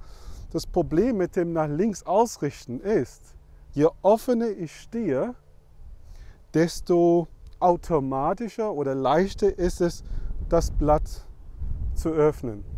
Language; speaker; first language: German; non-native, fluent; English